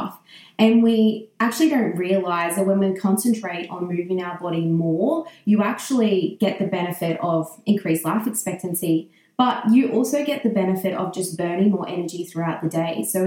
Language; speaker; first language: English; native; English